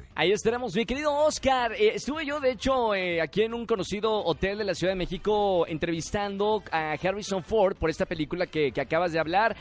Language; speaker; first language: Spanish; native; Spanish